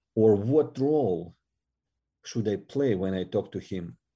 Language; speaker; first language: English; non-native, fluent; Russian